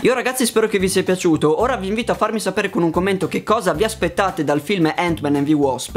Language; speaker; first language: Italian; native; Italian